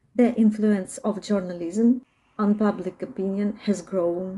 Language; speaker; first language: English; non-native, learner; Ukrainian